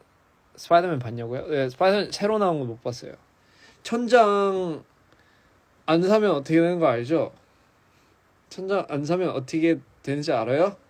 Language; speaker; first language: Korean; early bilingual, heritage; English